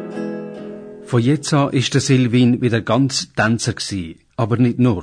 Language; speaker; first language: German; native; German